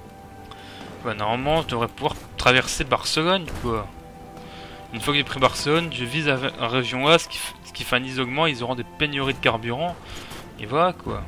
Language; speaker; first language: French; native; French